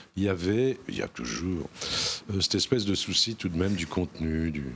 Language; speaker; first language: French; native; French